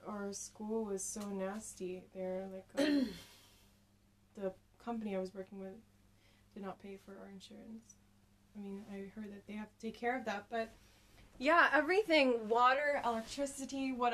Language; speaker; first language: English; non-native, local second language; Cebuano